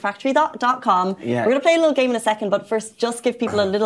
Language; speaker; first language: English; native; English